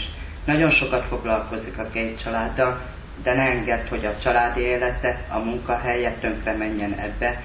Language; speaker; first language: Hungarian; native; Hungarian